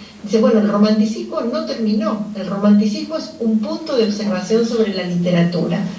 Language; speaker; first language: Spanish; native; Spanish